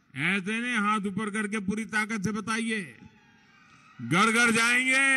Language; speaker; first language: Hindi; non-native, local second language; Gujarati